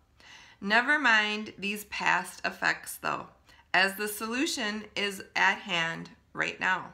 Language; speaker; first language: English; native; English